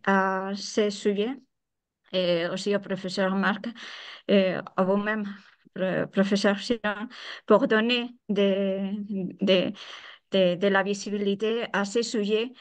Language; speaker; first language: French; non-native, fluent; Spanish